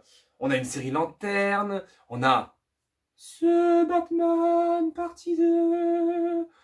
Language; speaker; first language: French; native; French